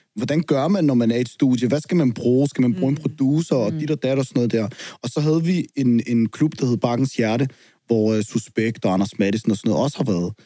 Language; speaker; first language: Danish; early bilingual, other home language; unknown